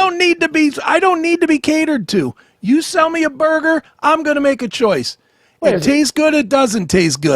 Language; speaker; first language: English; native; English